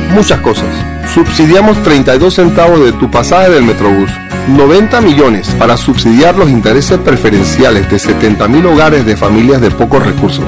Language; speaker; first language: Spanish; native; Spanish